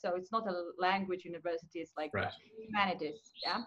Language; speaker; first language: English; non-native, fluent; Russian